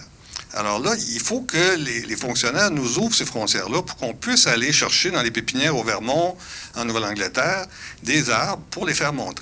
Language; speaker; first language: French; native; French